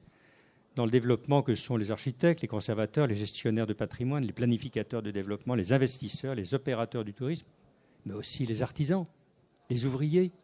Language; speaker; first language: French; native; French